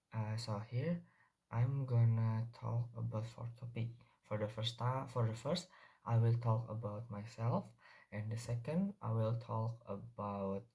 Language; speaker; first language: English; non-native, learner; Indonesian